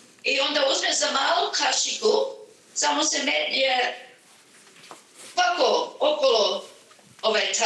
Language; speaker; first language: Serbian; early bilingual, heritage; Serbian